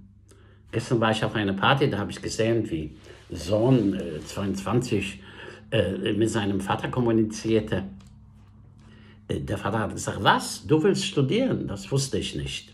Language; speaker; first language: German; non-native, fluent; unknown